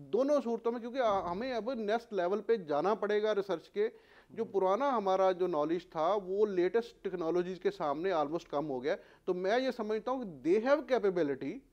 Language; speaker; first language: Urdu; non-native, local second language; Punjabi